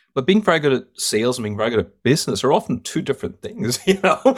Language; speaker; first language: English; native; English